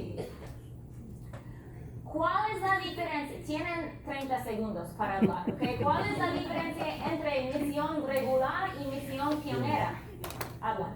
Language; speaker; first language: Spanish; non-native, fluent; English